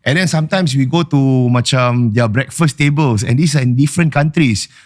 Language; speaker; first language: English; non-native, local second language; Malay